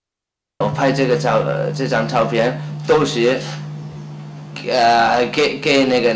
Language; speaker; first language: Chinese; non-native, fluent; Spanish